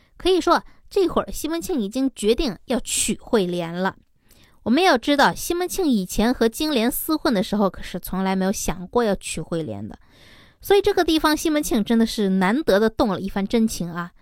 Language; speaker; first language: Chinese; native; Chinese